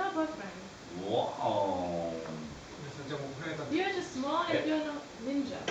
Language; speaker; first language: English; non-native, learner; Japanese